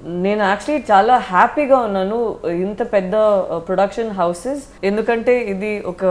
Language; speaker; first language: Telugu; non-native, local second language; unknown